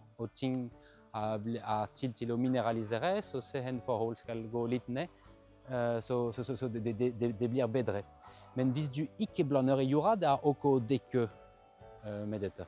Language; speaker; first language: Norwegian; non-native, fluent; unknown